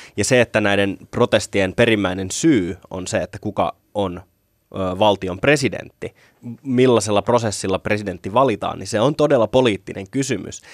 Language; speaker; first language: Finnish; native; Finnish